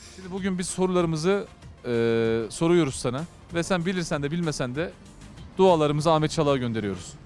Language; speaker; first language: Turkish; native; Turkish